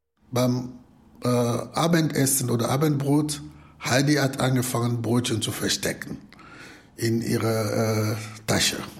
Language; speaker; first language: German; non-native, fluent; Lingala